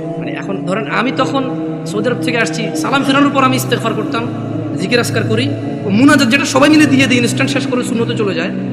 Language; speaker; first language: Bangla; early bilingual, heritage; Bangla